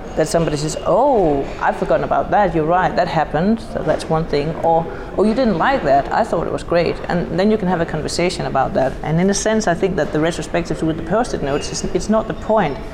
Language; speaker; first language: English; non-native, fluent; Danish